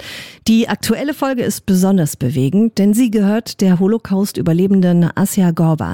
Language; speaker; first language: German; native; German